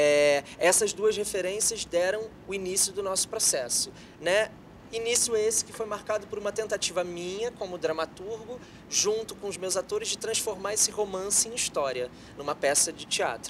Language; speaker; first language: Portuguese; native; Portuguese